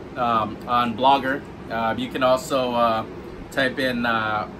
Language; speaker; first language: English; native; English